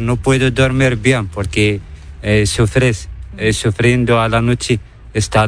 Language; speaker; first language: Spanish; non-native, learner; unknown